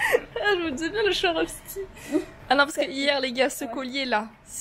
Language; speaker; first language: French; native; French